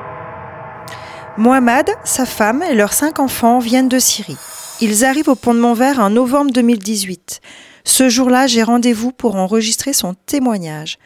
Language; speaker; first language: French; native; French